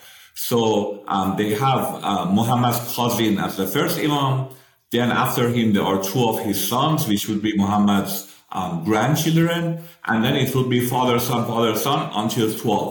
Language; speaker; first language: English; non-native, fluent; Persian